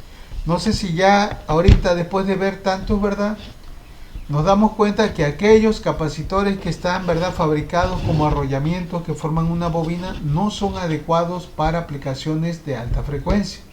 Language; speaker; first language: Spanish; native; Spanish